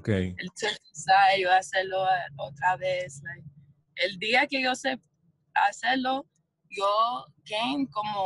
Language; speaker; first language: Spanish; early bilingual, heritage; English